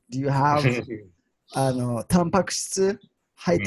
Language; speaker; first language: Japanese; non-native, learner; English